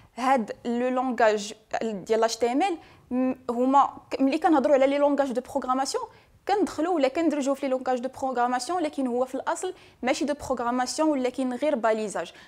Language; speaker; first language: French; non-native, local second language; Arabic